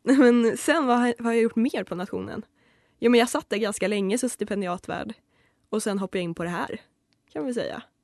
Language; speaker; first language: Swedish; native; Swedish